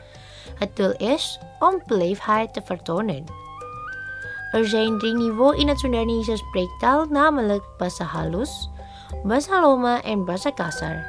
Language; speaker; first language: Dutch; non-native, learner; Indonesian